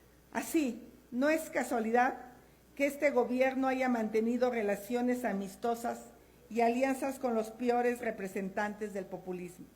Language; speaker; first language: Spanish; native; Spanish